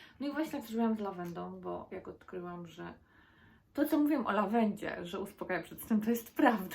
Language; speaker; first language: Polish; native; Polish